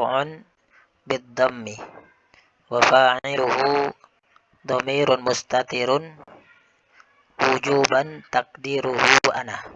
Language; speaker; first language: Arabic; non-native, fluent; Indonesian